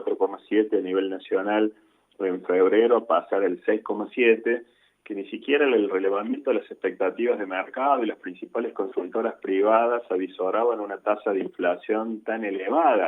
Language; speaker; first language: Spanish; native; Spanish